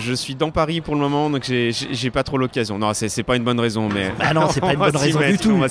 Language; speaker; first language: French; native; French